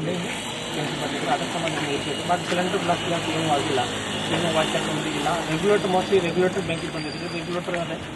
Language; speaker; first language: Kannada; native; Kannada